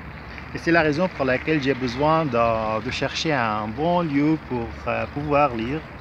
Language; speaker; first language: French; non-native, fluent; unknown